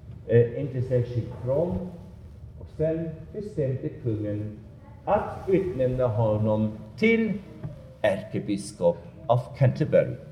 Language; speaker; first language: Swedish; non-native, fluent; German